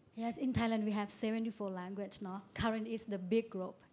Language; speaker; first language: English; non-native, learner; Thai